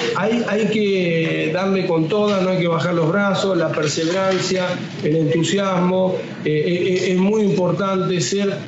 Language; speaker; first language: Spanish; native; Spanish